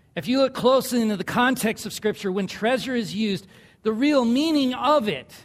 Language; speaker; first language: English; native; English